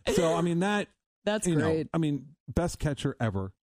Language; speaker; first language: English; native; English